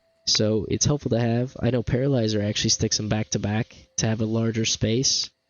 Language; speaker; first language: English; native; English